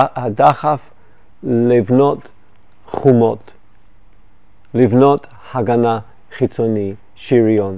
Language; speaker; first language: Hebrew; non-native, fluent; English